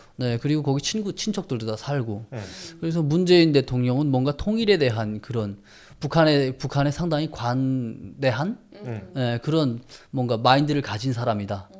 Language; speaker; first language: Korean; native; Korean